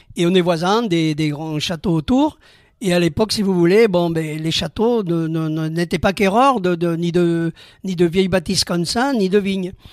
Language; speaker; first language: French; early bilingual, other home language; Spanish